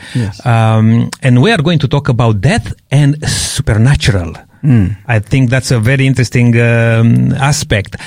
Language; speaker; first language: English; non-native, fluent; Romanian